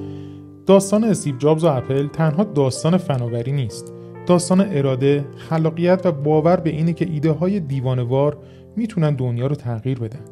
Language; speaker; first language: Persian; native; Persian